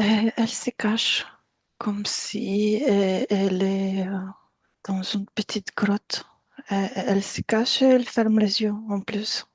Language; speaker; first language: French; non-native, fluent; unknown